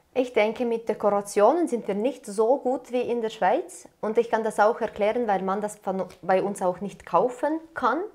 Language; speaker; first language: German; non-native, fluent; Ukrainian